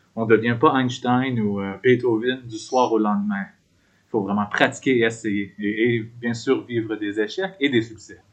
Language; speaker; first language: French; native; French